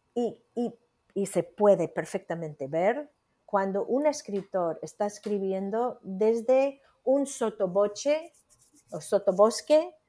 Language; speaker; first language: Spanish; non-native, fluent; English